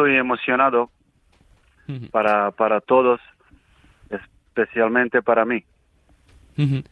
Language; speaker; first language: Spanish; non-native, learner; Serbian